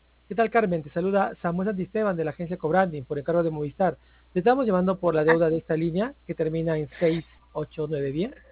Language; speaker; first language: Spanish; native; Spanish